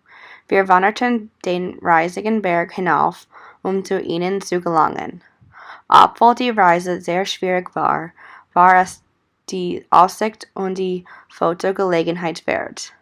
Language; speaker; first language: German; non-native, learner; English